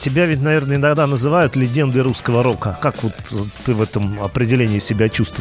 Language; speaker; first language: Russian; native; Russian